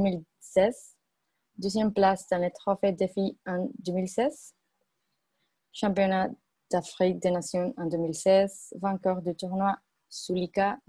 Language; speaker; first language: French; non-native, learner; Spanish